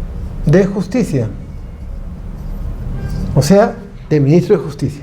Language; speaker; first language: Spanish; native; Spanish